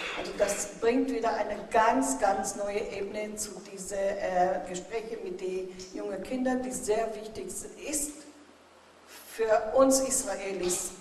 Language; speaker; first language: German; non-native, fluent; Hebrew